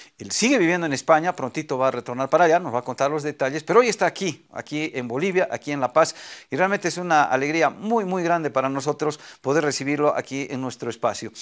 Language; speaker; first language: Spanish; native; Spanish